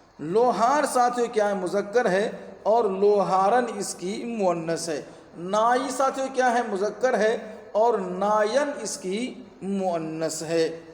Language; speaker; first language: Urdu; native; Urdu